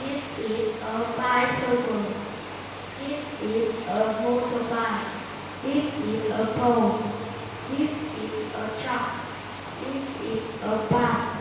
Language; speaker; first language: English; non-native, learner; Vietnamese